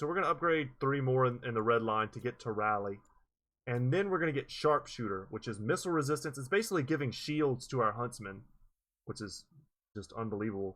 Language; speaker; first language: English; native; English